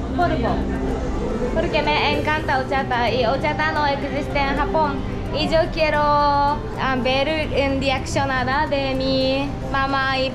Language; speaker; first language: Spanish; non-native, learner; Japanese